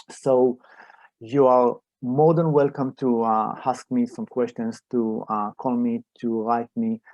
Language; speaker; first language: English; non-native, fluent; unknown